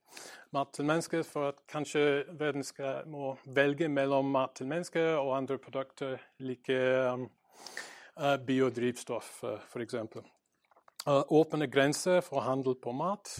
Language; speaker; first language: Norwegian; non-native, learner; English